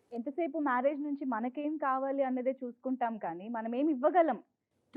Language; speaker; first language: Telugu; native; Telugu